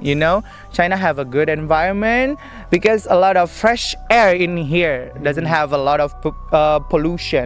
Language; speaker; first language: English; non-native, learner; Indonesian